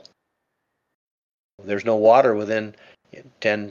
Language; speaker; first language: English; native; English